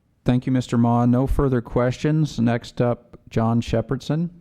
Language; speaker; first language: English; native; English